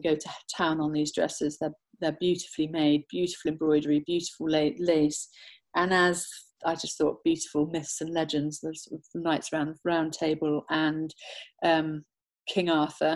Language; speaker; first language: English; native; English